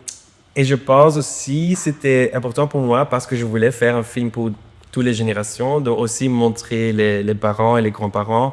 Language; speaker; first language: French; non-native, local second language; Dutch